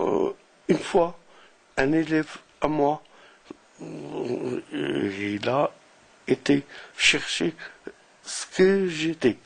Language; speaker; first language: French; non-native, local second language; Arabic